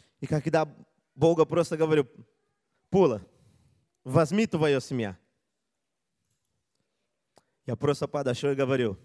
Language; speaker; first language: Russian; non-native, learner; Portuguese